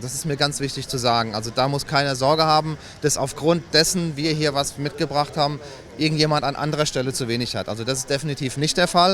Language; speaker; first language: German; native; German